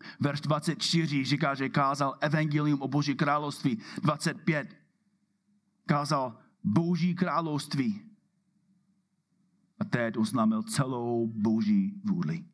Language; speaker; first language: Czech; non-native, fluent; English